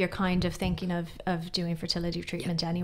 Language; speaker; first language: English; native; English